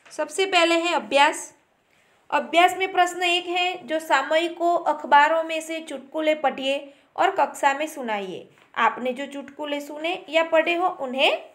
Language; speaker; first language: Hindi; non-native, local second language; Gujarati